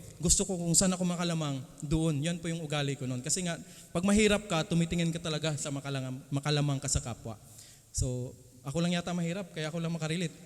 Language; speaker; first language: Filipino; non-native, local second language; Cebuano